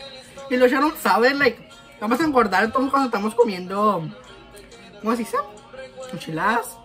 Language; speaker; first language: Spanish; early bilingual, heritage; Spanish